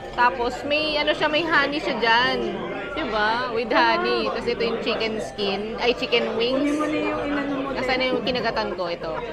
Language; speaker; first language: Filipino; native; Filipino